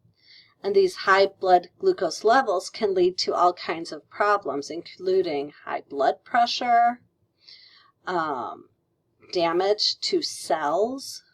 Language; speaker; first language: English; native; English